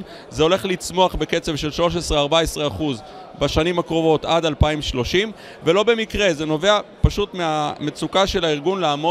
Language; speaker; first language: Hebrew; native; Hebrew